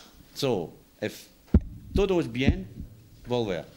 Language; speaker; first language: Spanish; non-native, learner; English